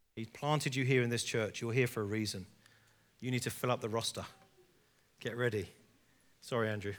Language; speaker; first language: English; native; English